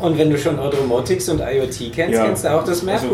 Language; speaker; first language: German; native; German